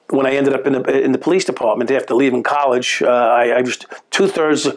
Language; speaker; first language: English; native; English